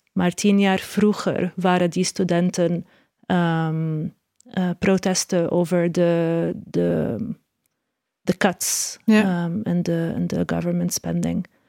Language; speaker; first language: Dutch; non-native, learner; Arabic